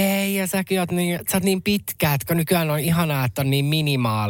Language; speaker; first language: Finnish; native; Finnish